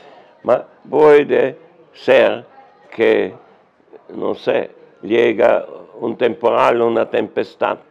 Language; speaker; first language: Spanish; non-native, learner; German